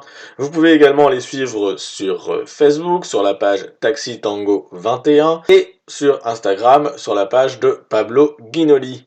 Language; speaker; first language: French; native; French